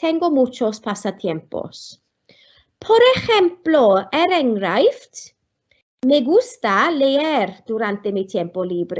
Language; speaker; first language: Spanish; non-native, fluent; Welsh